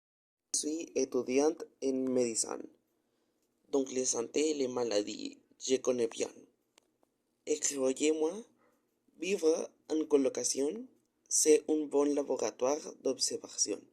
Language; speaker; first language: French; non-native, learner; Spanish